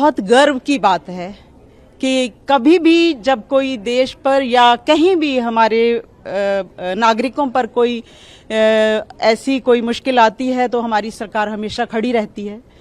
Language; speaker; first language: Hindi; non-native, local second language; Punjabi